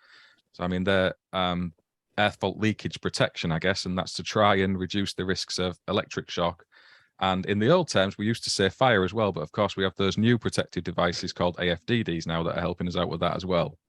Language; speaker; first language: English; native; English